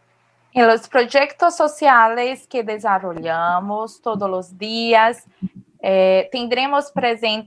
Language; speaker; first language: Spanish; non-native, fluent; Portuguese